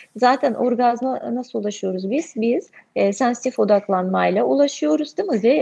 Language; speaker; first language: Turkish; non-native, fluent; Russian